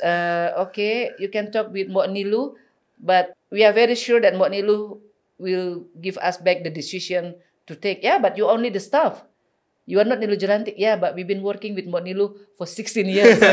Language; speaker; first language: English; non-native, fluent; Balinese